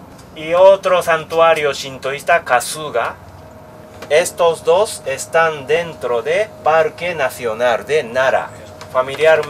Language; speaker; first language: Spanish; non-native, learner; Japanese